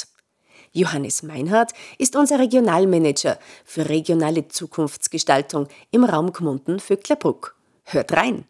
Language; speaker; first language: German; native; German